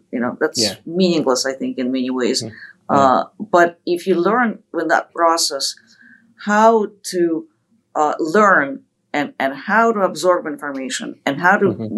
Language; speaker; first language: English; non-native, fluent; Ukrainian